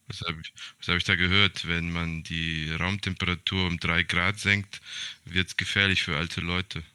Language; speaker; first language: German; early bilingual, other home language; Serbian